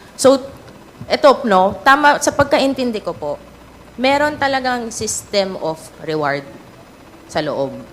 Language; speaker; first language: Filipino; native; Filipino